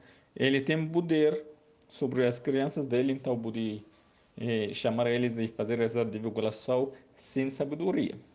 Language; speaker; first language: Portuguese; non-native, learner; Arabic